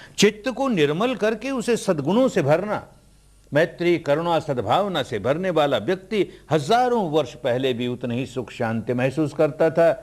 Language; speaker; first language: Hindi; early bilingual, heritage; Hindi